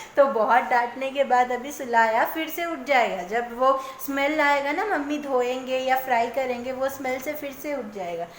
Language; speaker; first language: Hindi; non-native, local second language; Bangla